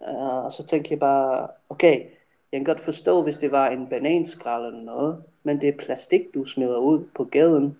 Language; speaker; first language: Danish; non-native, fluent; English